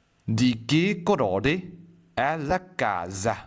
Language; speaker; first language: Italian; non-native, fluent; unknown